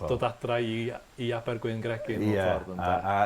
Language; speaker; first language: Welsh; native; Welsh